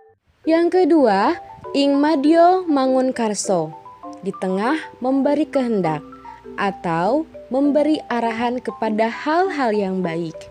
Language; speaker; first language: Indonesian; native; Indonesian